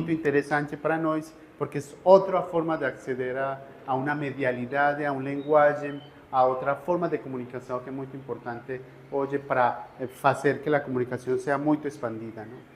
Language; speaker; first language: Portuguese; non-native, fluent; Spanish